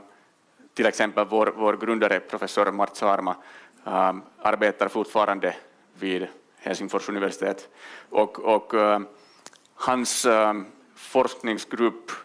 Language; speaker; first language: Swedish; non-native, local second language; Finnish